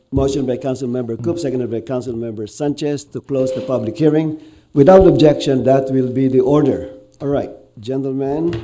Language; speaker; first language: English; non-native, local second language; Filipino